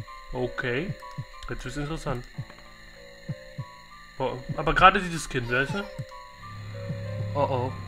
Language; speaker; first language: German; native; German